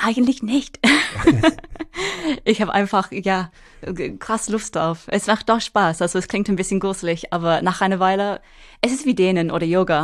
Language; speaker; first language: German; non-native, fluent; English